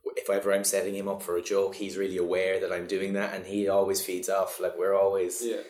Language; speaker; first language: English; native; English